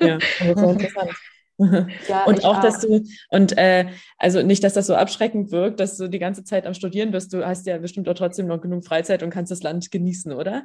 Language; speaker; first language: German; native; German